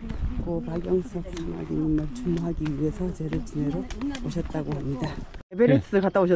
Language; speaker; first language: Korean; native; Korean